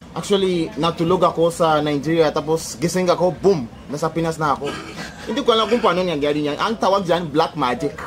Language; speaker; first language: Filipino; non-native, fluent; Yoruba